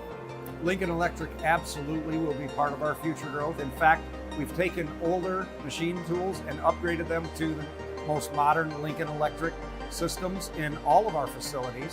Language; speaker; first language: English; native; English